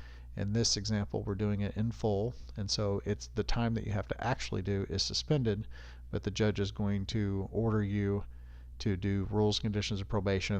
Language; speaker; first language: English; native; English